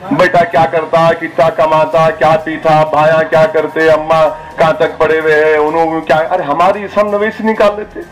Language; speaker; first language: Urdu; native; Urdu